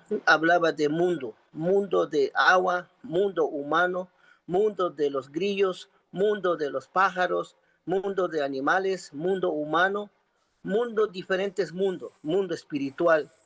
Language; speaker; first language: Spanish; non-native, local second language; Quechua